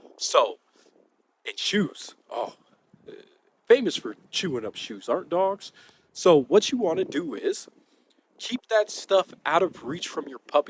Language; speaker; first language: English; native; English